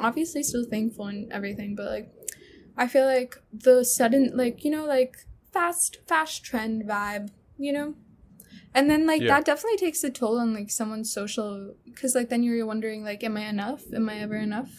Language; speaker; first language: English; early bilingual, other home language; Russian